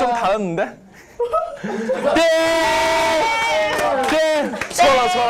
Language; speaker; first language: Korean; non-native, learner; Chinese